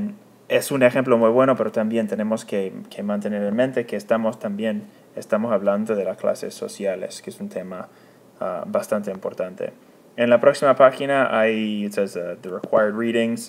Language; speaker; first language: Spanish; non-native, fluent; English